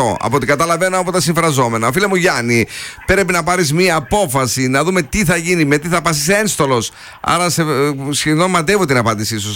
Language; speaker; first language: Greek; native; Greek